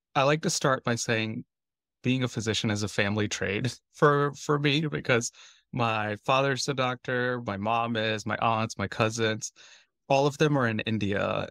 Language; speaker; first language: English; native; English